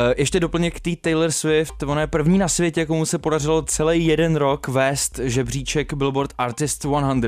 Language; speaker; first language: Czech; native; Czech